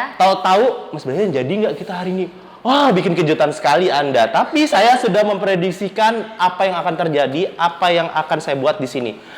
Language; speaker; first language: Indonesian; native; Indonesian